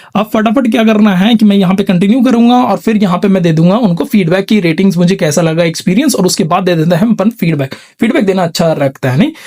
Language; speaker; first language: Hindi; native; Hindi